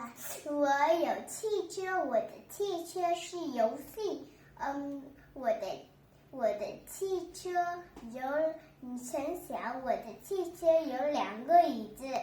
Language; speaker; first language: Chinese; non-native, learner; Vietnamese